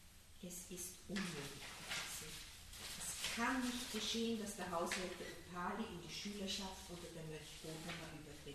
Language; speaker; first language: German; native; German